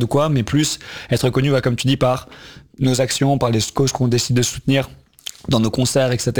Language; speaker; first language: French; native; French